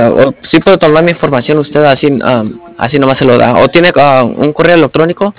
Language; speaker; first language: Spanish; non-native, local second language; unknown